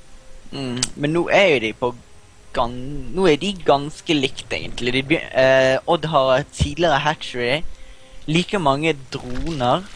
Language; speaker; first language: Norwegian; native; Norwegian